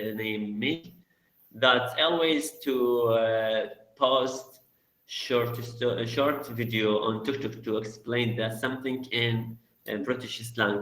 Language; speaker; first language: English; non-native, learner; Arabic